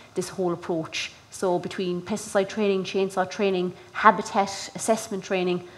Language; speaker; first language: English; native; English